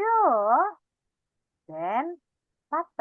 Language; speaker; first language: German; non-native, fluent; Indonesian